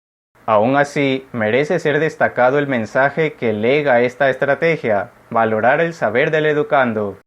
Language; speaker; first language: Spanish; native; Spanish